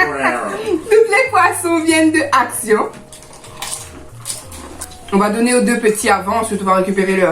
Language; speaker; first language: French; native; French